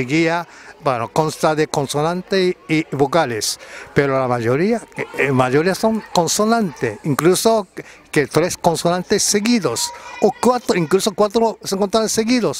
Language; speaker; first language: Spanish; non-native, fluent; Japanese